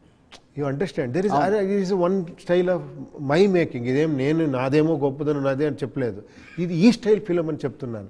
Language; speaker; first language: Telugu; non-native, learner; Kannada